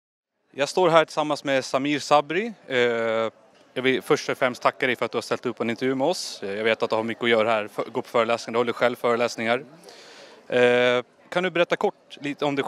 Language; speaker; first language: Swedish; native; Swedish